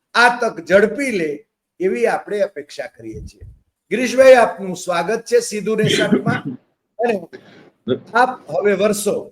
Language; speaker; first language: Gujarati; native; Gujarati